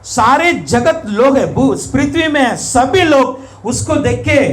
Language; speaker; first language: Hindi; non-native, local second language; Tamil